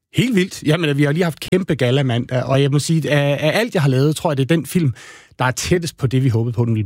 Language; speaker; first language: Danish; native; Danish